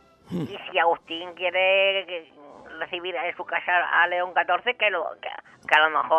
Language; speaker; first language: Spanish; native; Spanish